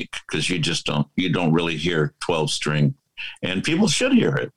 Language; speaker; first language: English; native; English